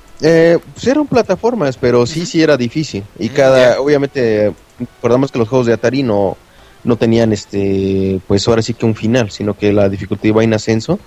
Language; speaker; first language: Spanish; native; Spanish